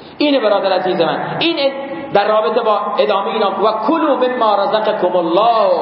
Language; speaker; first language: Persian; non-native, local second language; Baluchi